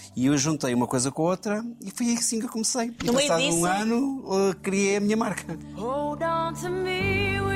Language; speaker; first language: Portuguese; native; Portuguese